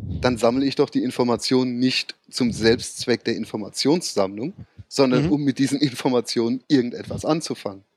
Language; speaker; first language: German; native; German